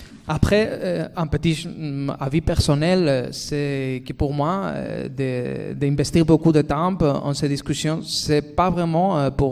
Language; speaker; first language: French; non-native, fluent; Spanish